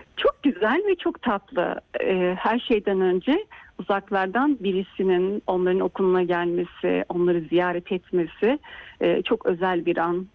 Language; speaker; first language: Turkish; native; Turkish